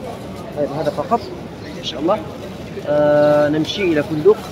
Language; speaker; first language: Arabic; non-native, learner; Malay